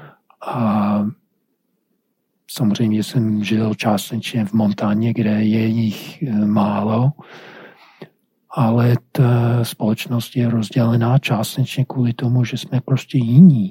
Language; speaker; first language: Czech; non-native, fluent; English